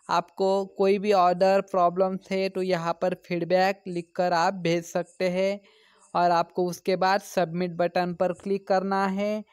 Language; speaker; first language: Hindi; non-native, local second language; Marathi